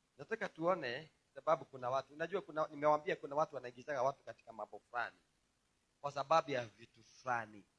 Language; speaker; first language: Swahili; non-native, local second language; Kikuyu